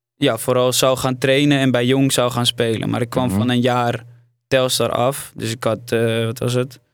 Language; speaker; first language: Dutch; native; Dutch